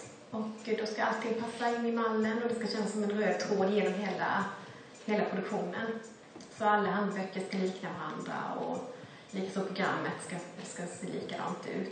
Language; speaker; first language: Swedish; native; Swedish